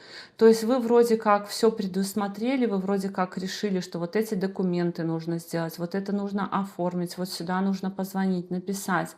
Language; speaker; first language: Russian; native; Russian